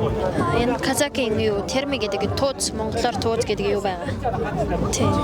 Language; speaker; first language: Mongolian; non-native, local second language; Kazakh